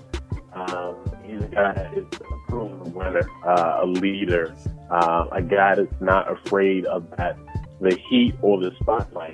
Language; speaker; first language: English; native; English